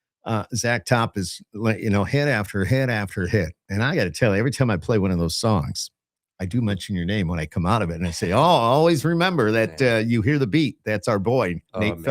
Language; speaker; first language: English; native; English